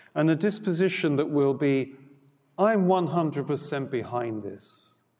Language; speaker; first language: English; native; English